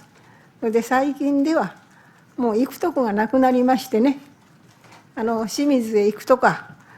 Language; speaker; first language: Japanese; native; Japanese